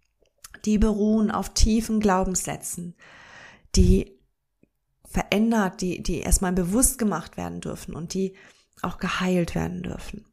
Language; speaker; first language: German; native; German